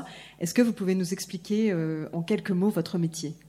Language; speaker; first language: French; native; French